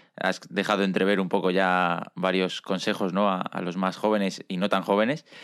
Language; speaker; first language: Spanish; native; Spanish